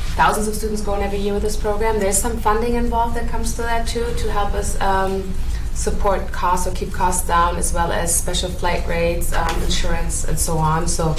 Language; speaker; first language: English; non-native, fluent; German